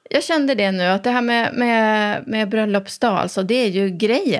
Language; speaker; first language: Swedish; native; Swedish